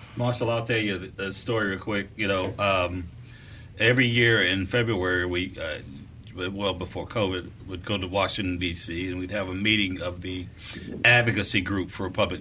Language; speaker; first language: English; native; English